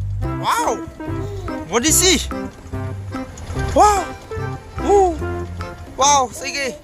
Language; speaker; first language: English; non-native, learner; Khmer